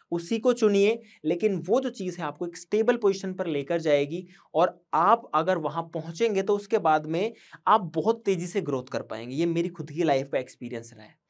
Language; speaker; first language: Hindi; native; Hindi